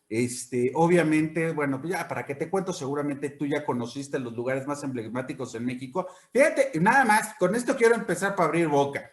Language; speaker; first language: Spanish; native; Spanish